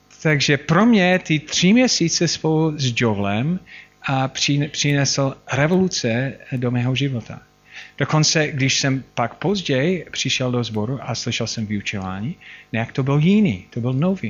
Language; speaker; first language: Czech; non-native, fluent; English